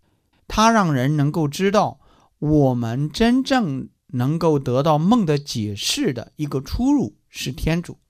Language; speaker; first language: Chinese; native; Chinese